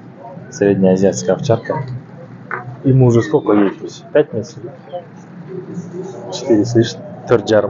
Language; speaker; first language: Russian; non-native, local second language; Kyrgyz